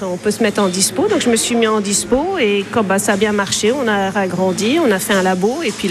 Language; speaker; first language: French; native; French